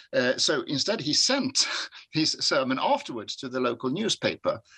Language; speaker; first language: English; non-native, fluent; Swedish